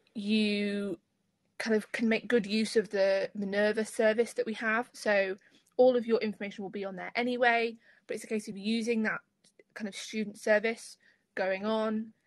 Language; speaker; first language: English; native; English